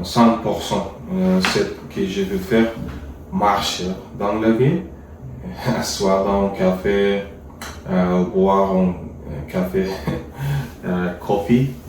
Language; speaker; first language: French; non-native, learner; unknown